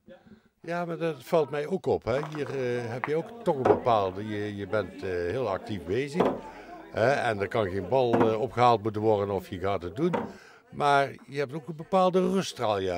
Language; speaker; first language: Dutch; native; Dutch